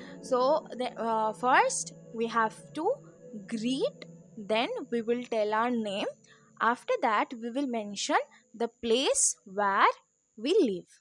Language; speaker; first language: English; non-native, local second language; Bangla